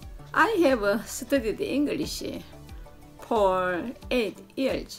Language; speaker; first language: English; non-native, learner; Korean